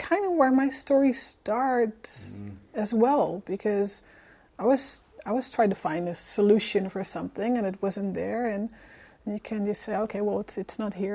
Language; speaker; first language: English; non-native, fluent; Dutch